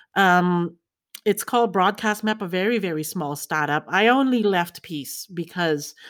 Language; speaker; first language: English; early bilingual, other home language; Chinese